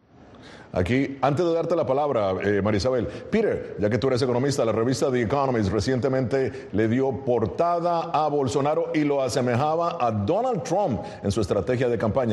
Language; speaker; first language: Spanish; native; Spanish